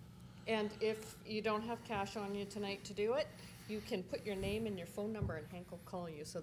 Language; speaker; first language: English; native; English